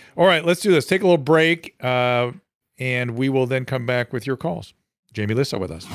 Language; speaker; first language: English; non-native, fluent; Persian